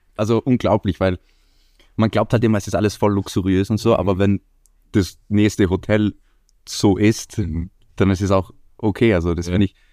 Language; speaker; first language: German; non-native, fluent; Icelandic